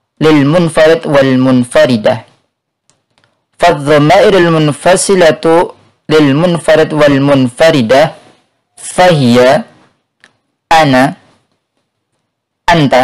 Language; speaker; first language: Arabic; non-native, fluent; Indonesian